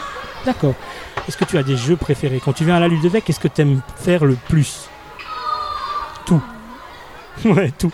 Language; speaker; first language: French; native; French